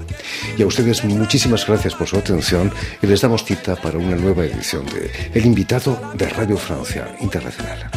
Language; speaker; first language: Spanish; native; Spanish